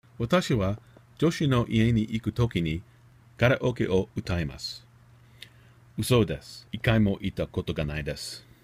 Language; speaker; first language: Japanese; non-native, learner; English